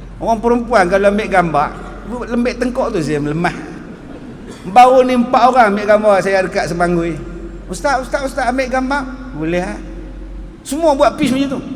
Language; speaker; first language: Malay; native; Malay